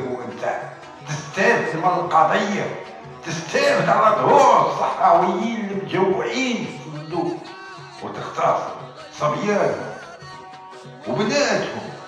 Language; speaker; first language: Arabic; native; Arabic